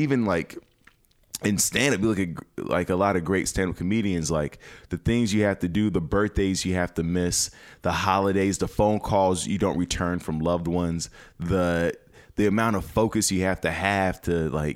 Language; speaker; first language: English; native; English